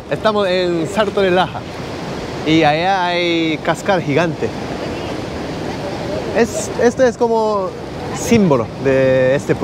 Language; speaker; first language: Spanish; non-native, learner; Japanese